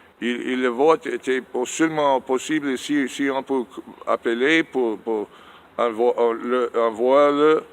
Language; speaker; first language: French; non-native, learner; English